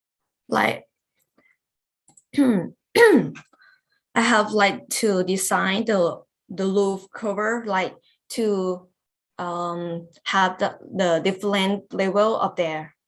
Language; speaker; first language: English; non-native, learner; Lao